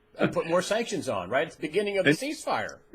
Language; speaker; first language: English; native; English